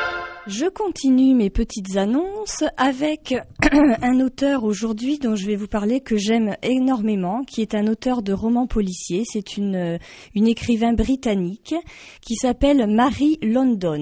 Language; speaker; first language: French; native; French